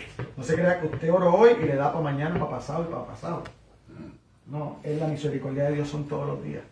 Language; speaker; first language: Spanish; native; Spanish